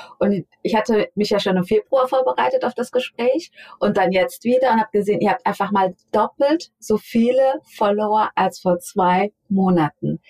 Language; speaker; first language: German; native; German